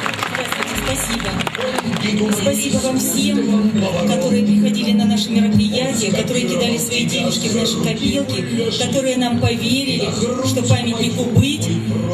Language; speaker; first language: Russian; native; Russian